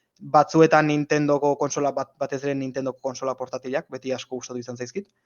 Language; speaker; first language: Basque; native; Basque